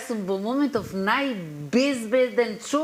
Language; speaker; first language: Macedonian; native; Macedonian